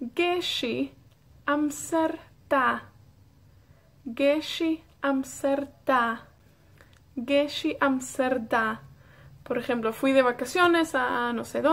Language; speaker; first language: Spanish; non-native, fluent; Welsh